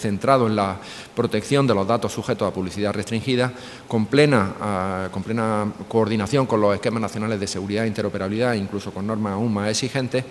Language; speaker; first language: Spanish; native; Spanish